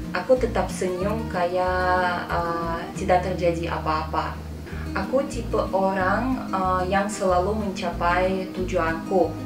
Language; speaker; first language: Indonesian; non-native, fluent; Russian